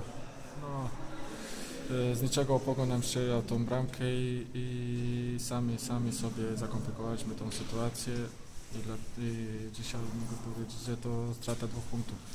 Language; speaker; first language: Polish; non-native, fluent; Bosnian